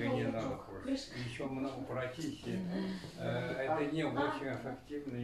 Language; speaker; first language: Russian; non-native, learner; Chinese